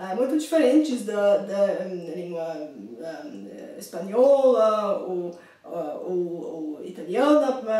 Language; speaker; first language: Portuguese; non-native, fluent; Bulgarian